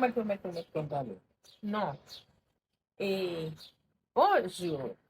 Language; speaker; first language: French; non-native, learner; Haitian Creole